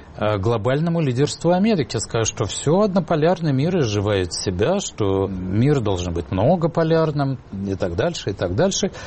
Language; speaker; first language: Russian; native; Russian